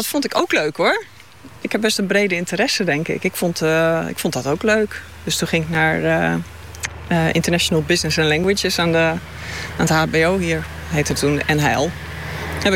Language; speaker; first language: Dutch; native; Dutch